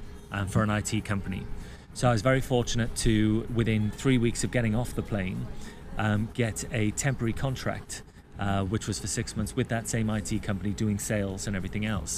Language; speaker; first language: English; native; English